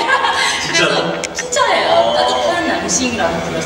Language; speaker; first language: Korean; non-native, learner; Chinese